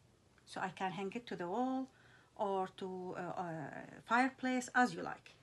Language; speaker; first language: English; non-native, fluent; Arabic